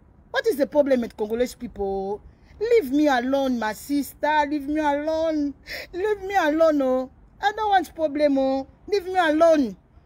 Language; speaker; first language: English; non-native, learner; Lingala